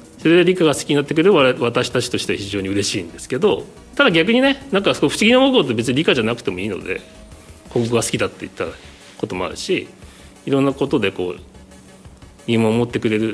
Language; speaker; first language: Japanese; native; Japanese